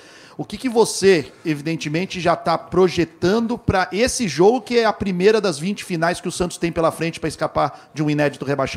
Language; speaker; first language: Portuguese; native; Portuguese